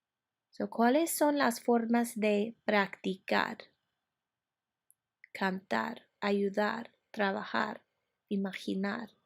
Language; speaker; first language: Spanish; non-native, fluent; English